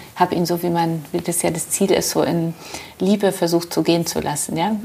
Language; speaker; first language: German; early bilingual, other home language; Polish